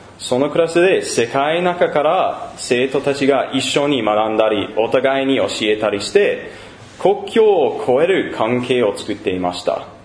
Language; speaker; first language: Japanese; non-native, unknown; English